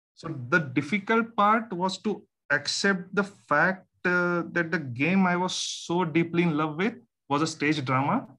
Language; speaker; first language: English; non-native, local second language; Marathi